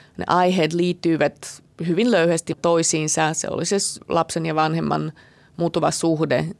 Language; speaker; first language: Finnish; non-native, fluent; Slovak